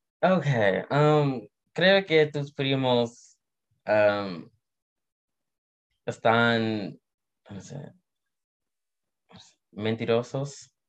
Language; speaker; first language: Spanish; non-native, learner; English